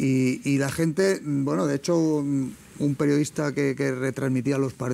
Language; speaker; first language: Spanish; native; Spanish